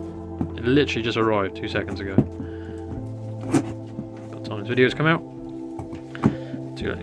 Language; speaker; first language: English; native; English